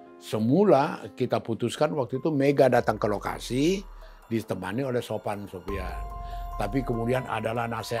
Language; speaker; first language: Indonesian; native; Indonesian